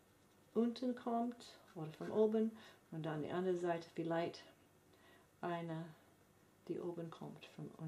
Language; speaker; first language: German; non-native, fluent; English